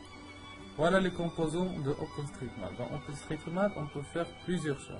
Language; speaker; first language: French; non-native, learner; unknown